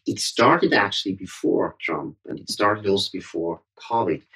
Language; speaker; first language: English; non-native, fluent; German